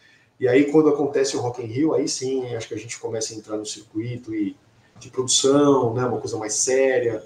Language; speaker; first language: Portuguese; native; Portuguese